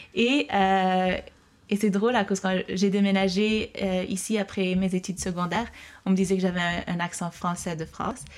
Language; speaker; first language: French; early bilingual, heritage; French